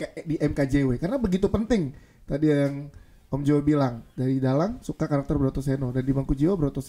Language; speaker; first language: Indonesian; native; Indonesian